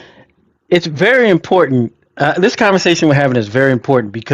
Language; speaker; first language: English; native; English